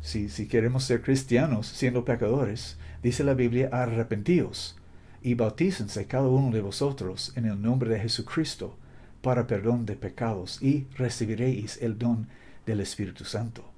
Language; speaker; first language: Spanish; non-native, fluent; English